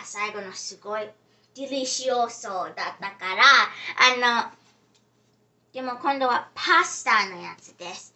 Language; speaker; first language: Japanese; early bilingual, heritage; Japanese